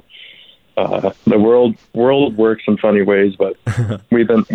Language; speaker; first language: English; native; English